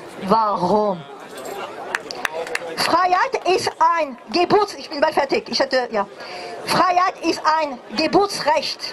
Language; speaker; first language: German; non-native, fluent; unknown